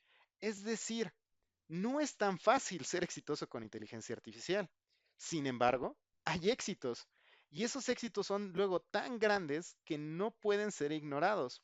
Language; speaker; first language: Spanish; native; Spanish